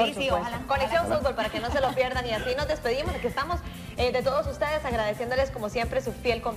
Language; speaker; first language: Spanish; native; Spanish